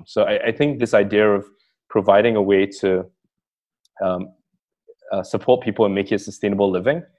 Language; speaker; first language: English; native; English